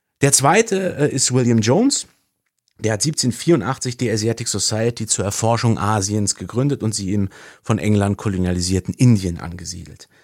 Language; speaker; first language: German; native; German